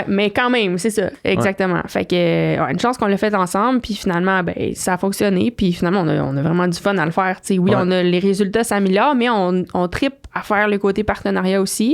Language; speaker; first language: French; native; French